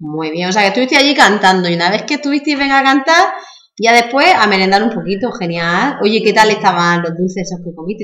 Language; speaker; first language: Spanish; native; Spanish